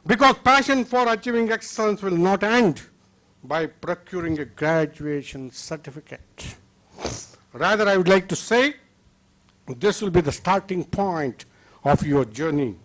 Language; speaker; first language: English; non-native, local second language; Kannada